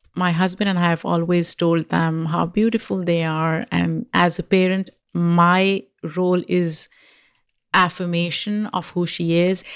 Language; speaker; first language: English; non-native, local second language; Urdu